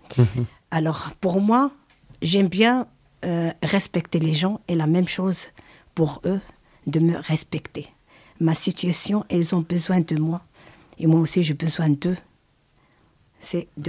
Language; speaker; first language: French; non-native, learner; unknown